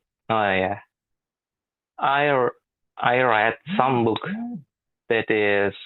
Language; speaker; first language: English; non-native, learner; Indonesian